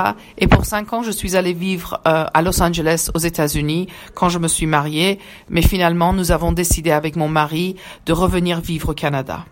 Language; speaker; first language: French; early bilingual, other home language; Persian